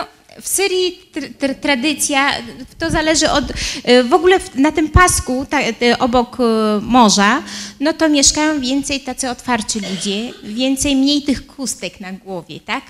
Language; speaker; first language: Polish; early bilingual, heritage; Arabic